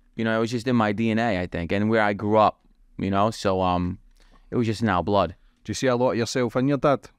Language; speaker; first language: English; native; English